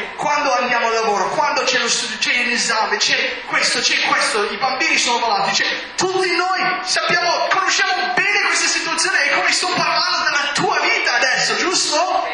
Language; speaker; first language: Italian; non-native, fluent; English